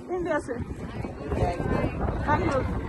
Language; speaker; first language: Hindi; non-native, local second language; Kannada